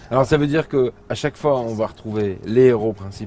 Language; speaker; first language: French; native; French